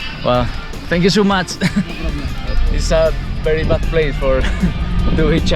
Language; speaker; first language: English; non-native, learner; Spanish